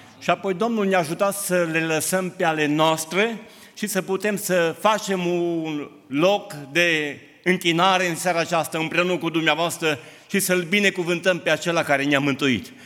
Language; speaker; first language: Romanian; non-native, local second language; Hungarian